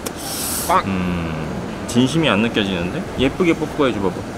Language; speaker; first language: Korean; native; Korean